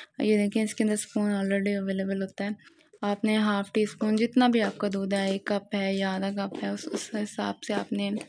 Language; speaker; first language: Urdu; non-native, local second language; Pashto